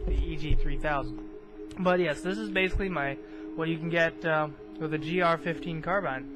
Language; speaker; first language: English; native; English